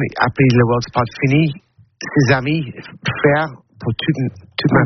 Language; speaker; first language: French; non-native, learner; English